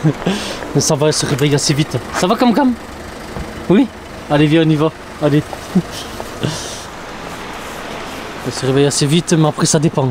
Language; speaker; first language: French; native; French